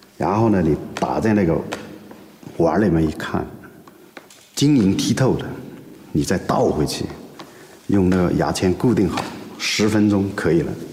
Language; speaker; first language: Chinese; non-native, local second language; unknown